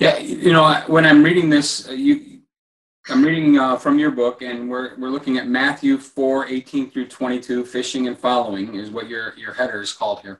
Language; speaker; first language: English; native; English